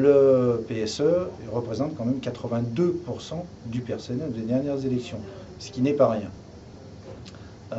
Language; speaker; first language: French; native; French